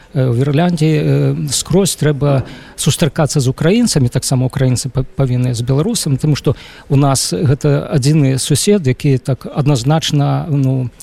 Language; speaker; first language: Belarusian; non-native, fluent; Ukrainian